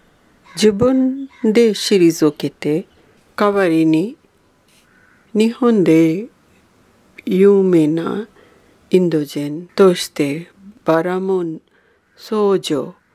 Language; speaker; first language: Japanese; non-native, fluent; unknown